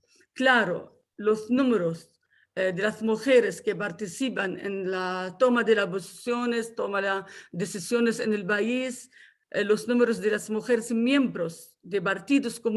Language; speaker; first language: Spanish; non-native, fluent; Arabic